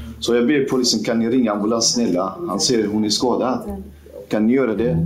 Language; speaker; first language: Swedish; non-native, fluent; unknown